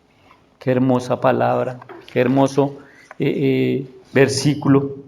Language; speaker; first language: Spanish; native; Spanish